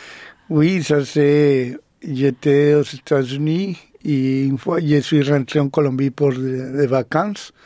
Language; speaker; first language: French; non-native, fluent; Spanish